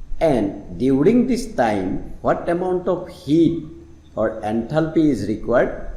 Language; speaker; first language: English; non-native, local second language; Assamese